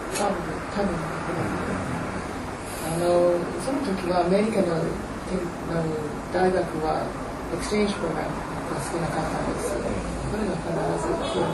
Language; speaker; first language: Japanese; non-native, learner; English